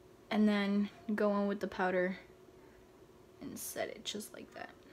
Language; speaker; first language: English; early bilingual, other home language; Spanish